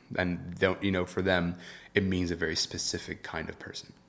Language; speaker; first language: English; early bilingual, other home language; Arabic